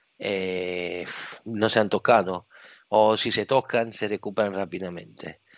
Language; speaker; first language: Spanish; non-native, fluent; Italian